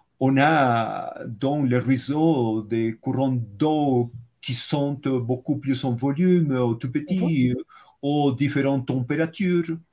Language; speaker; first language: French; non-native, fluent; Spanish